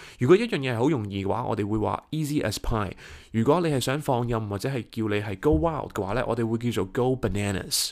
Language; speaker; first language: Cantonese; early bilingual, heritage; Cantonese